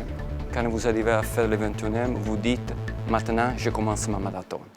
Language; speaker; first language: French; non-native, fluent; Italian